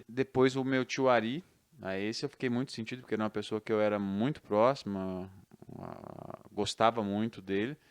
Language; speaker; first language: Portuguese; native; Portuguese